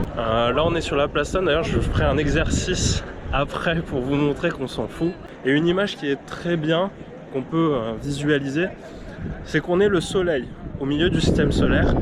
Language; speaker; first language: French; native; French